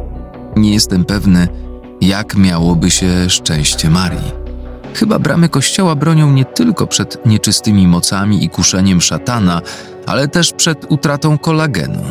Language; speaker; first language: Polish; native; Polish